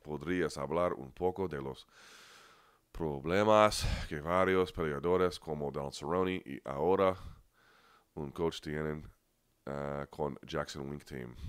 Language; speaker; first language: Spanish; non-native, learner; English